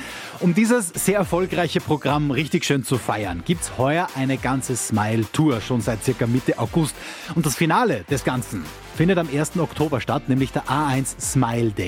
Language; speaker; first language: German; native; German